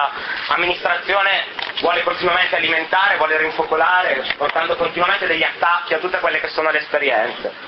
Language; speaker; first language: Italian; native; Italian